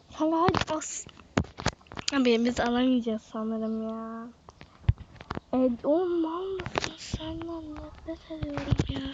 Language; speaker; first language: Turkish; native; Turkish